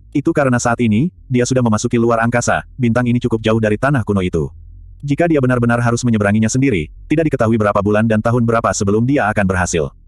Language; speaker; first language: Indonesian; native; Indonesian